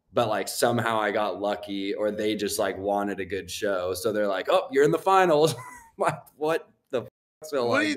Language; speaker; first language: English; native; English